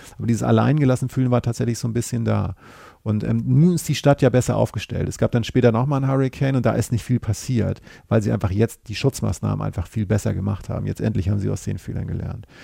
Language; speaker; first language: German; native; German